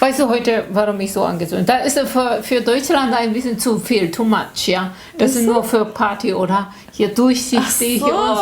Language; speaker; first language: German; non-native, learner; Korean